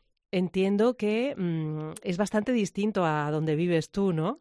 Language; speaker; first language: Spanish; native; Spanish